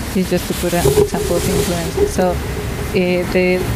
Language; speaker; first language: English; non-native, fluent; Spanish